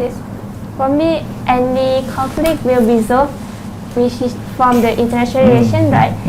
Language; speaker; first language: English; non-native, learner; Thai